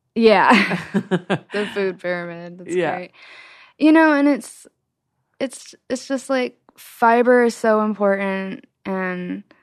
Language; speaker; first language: English; native; English